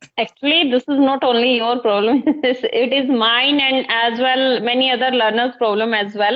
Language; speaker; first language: English; non-native, local second language; Hindi